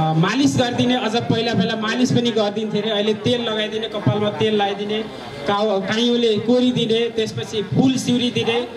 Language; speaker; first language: Nepali; non-native, local second language; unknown